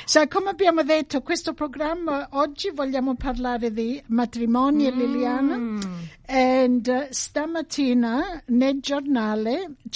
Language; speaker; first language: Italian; early bilingual, heritage; Italian